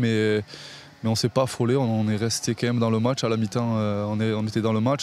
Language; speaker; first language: French; native; French